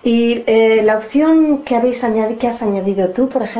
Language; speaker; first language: Spanish; native; Spanish